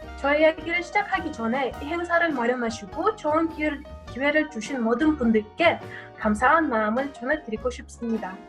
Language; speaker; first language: Korean; non-native, learner; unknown